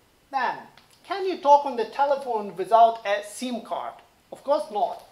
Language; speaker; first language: English; non-native, fluent; Ukrainian